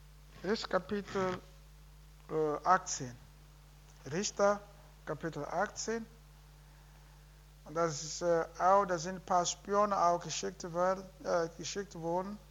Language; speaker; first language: German; non-native, learner; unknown